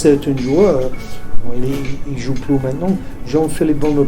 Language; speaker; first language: French; non-native, fluent; English